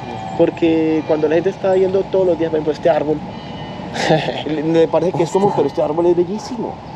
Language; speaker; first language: Spanish; native; Spanish